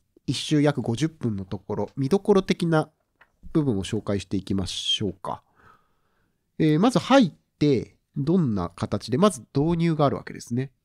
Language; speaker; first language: Japanese; native; Japanese